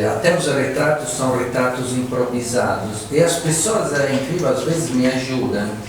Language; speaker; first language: Portuguese; non-native, fluent; Italian